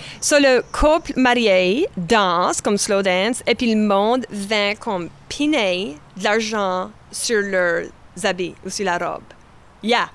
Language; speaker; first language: French; native; French